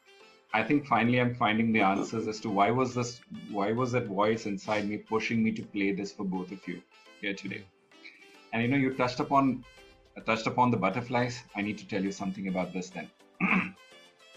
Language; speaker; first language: English; non-native, local second language; Malayalam